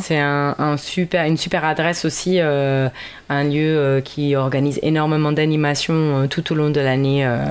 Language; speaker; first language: French; non-native, fluent; German